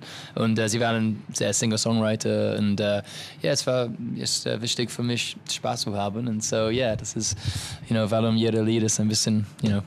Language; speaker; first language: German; non-native, learner; English